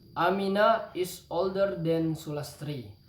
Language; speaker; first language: English; non-native, learner; Indonesian